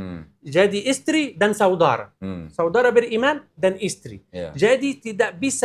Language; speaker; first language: Indonesian; non-native, learner; Arabic